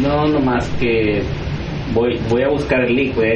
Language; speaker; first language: Spanish; native; Spanish